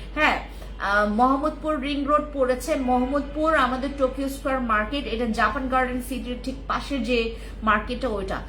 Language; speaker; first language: Bangla; non-native, local second language; Khasi